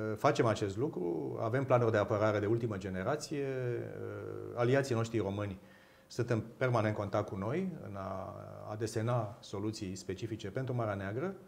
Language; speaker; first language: Romanian; native; Romanian